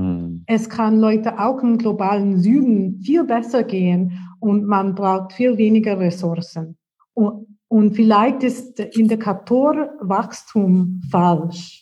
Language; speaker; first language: German; non-native, fluent; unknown